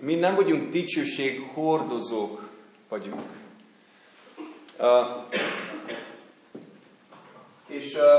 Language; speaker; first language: Hungarian; non-native, fluent; English